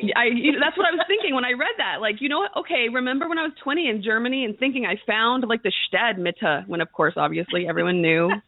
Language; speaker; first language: English; native; English